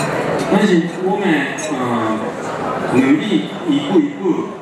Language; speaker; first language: Chinese; non-native, learner; Japanese